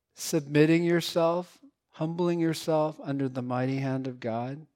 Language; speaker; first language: English; early bilingual, other home language; Korean